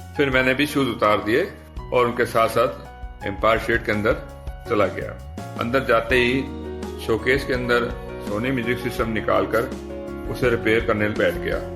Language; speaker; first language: Hindi; native; Hindi